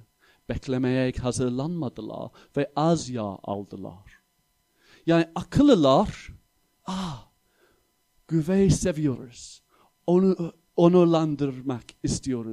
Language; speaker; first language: Turkish; non-native, fluent; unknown